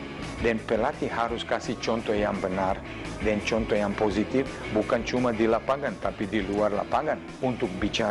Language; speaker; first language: Indonesian; non-native, fluent; Serbian